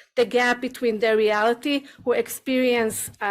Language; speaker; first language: English; non-native, learner; Hebrew